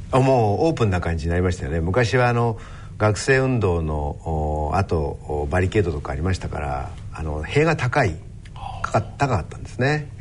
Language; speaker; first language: Japanese; native; Japanese